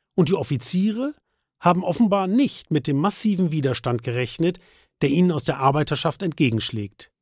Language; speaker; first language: German; native; German